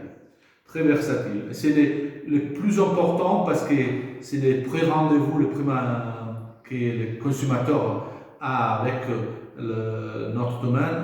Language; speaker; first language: French; non-native, fluent; Italian